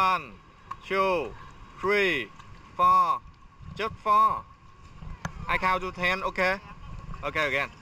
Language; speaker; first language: English; non-native, learner; Vietnamese